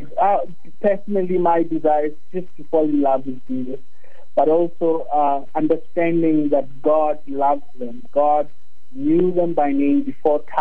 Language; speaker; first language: English; non-native, local second language; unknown